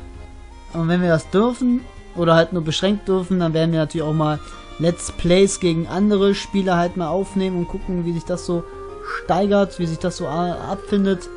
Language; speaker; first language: German; native; German